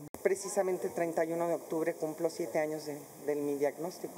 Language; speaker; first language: Spanish; native; Spanish